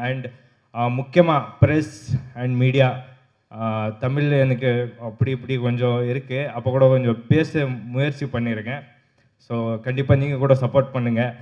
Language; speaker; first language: Tamil; non-native, local second language; Kannada